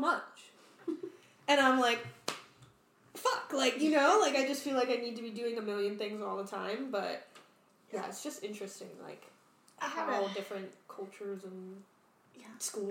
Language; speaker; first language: English; native; English